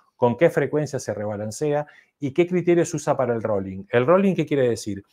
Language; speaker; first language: Spanish; native; Spanish